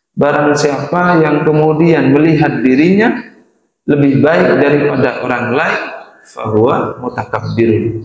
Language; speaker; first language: Indonesian; non-native, local second language; Madurese